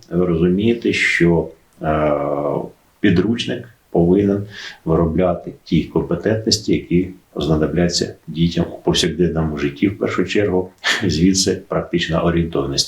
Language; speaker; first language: Ukrainian; native; Ukrainian